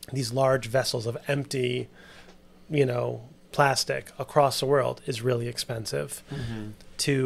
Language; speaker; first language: English; native; English